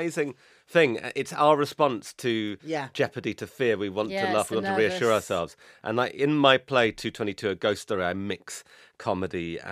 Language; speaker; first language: English; native; English